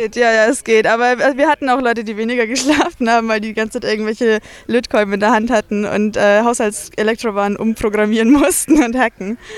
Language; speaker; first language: German; native; German